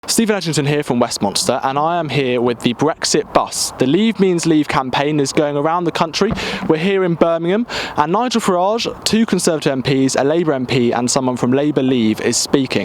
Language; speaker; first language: English; native; English